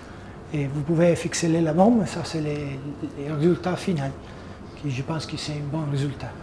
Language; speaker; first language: French; non-native, fluent; Italian